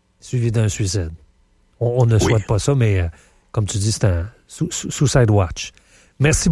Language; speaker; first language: French; native; French